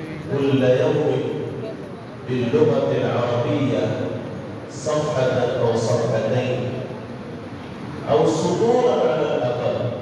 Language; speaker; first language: Arabic; non-native, fluent; Urdu